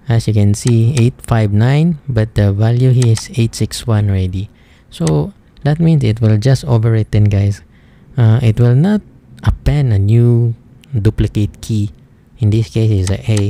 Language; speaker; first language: English; non-native, local second language; Filipino